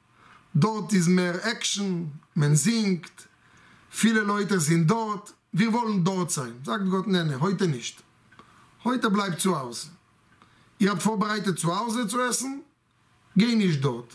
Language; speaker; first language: German; non-native, fluent; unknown